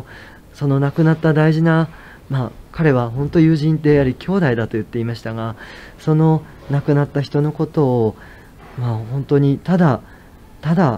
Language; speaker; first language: Japanese; native; Japanese